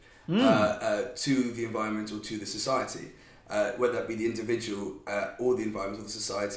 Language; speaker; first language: English; native; English